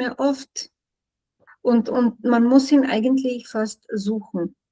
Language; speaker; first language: German; non-native, fluent; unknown